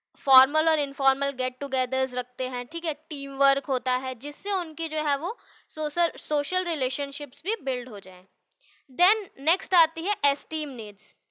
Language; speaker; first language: Hindi; native; Hindi